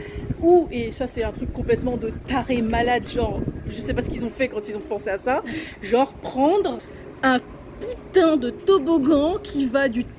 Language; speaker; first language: French; native; French